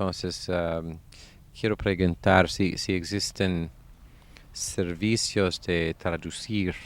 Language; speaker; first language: Spanish; non-native, learner; English